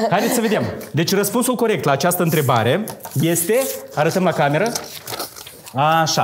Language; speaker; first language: Romanian; native; Romanian